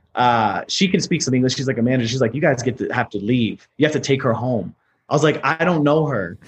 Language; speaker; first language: English; native; English